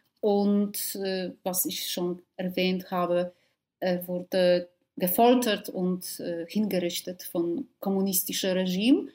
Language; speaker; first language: German; non-native, fluent; Polish